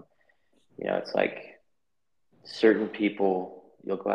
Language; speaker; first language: English; native; English